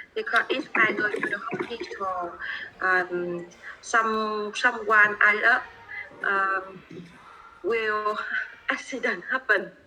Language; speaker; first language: English; non-native, learner; Vietnamese